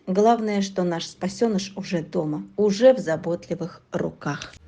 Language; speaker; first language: Russian; native; Russian